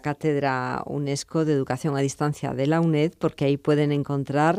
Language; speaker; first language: Spanish; native; Spanish